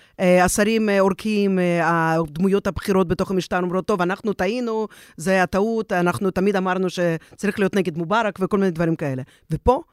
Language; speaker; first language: Hebrew; non-native, fluent; Russian